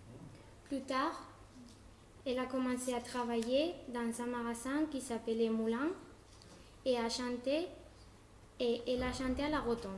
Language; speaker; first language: French; non-native, learner; Spanish